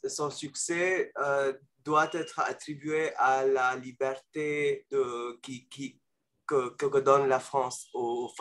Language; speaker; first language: French; non-native, fluent; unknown